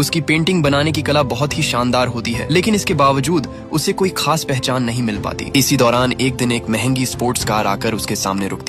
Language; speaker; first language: Hindi; native; Hindi